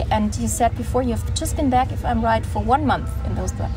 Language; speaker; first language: English; non-native, fluent; German